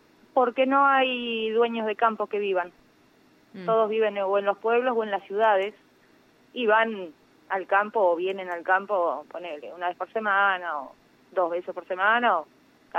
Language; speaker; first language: Spanish; native; Spanish